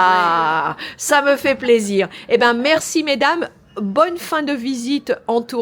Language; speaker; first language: French; native; French